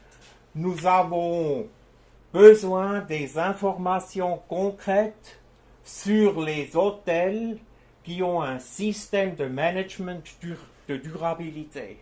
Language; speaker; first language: French; non-native, fluent; German